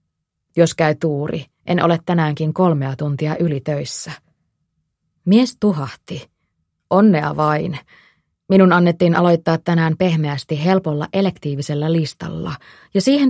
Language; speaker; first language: Finnish; native; Finnish